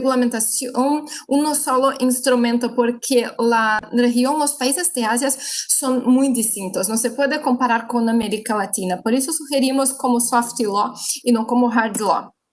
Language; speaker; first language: Spanish; non-native, fluent; Portuguese